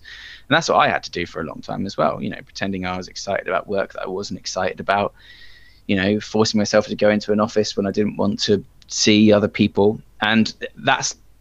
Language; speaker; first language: English; native; English